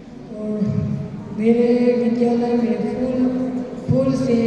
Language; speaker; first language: Hindi; non-native, local second language; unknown